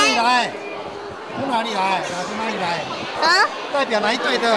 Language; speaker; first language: Chinese; native; Chinese